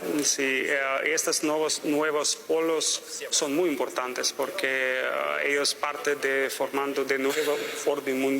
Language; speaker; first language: Spanish; non-native, fluent; Russian